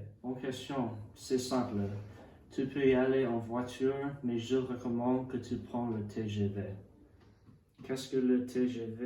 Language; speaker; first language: French; non-native, learner; English